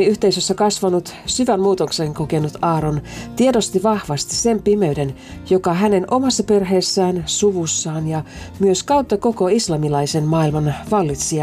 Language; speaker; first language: Finnish; native; Finnish